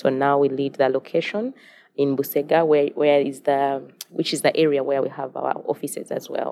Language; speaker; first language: English; non-native, local second language; Ganda